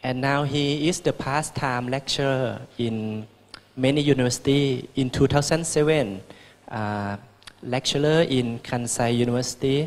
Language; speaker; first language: English; non-native, learner; Thai